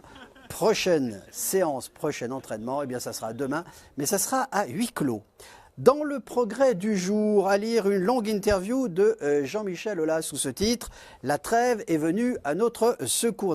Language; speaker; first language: French; native; French